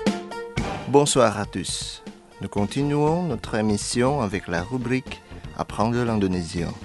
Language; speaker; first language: French; non-native, fluent; Indonesian